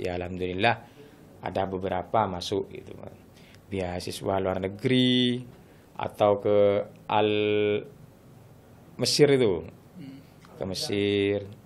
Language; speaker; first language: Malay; non-native, local second language; Madurese